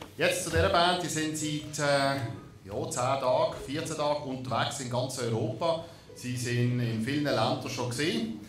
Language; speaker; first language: German; native; German